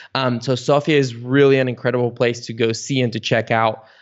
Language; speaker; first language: English; early bilingual, other home language; Bulgarian